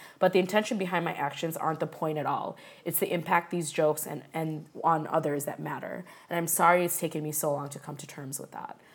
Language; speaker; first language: English; early bilingual, other home language; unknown